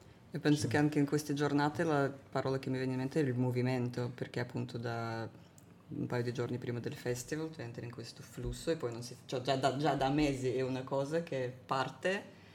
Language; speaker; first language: Italian; non-native, fluent; Russian